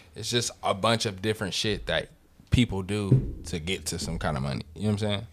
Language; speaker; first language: English; native; English